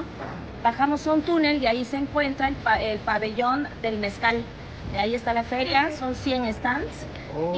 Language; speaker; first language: Spanish; native; Spanish